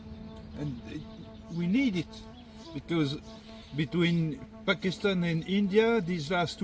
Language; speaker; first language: English; non-native, learner; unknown